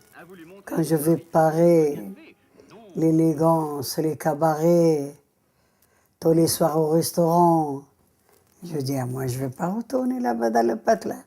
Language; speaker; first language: French; early bilingual, other home language; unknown